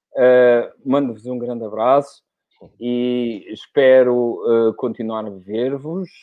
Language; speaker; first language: Portuguese; non-native, local second language; Kabuverdianu